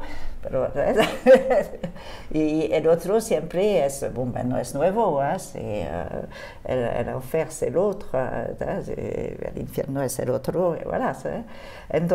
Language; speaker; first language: Spanish; non-native, fluent; French